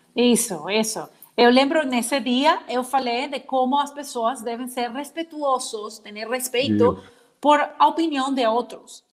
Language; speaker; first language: Portuguese; non-native, learner; Spanish